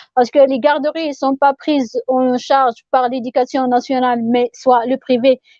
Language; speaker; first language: French; non-native, local second language; Arabic